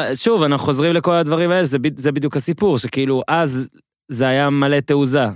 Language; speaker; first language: Hebrew; native; Hebrew